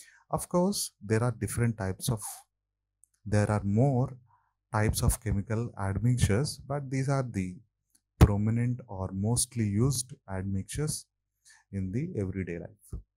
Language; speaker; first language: English; non-native, local second language; Telugu